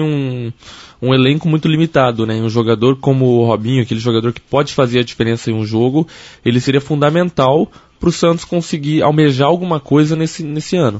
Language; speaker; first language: Portuguese; native; Portuguese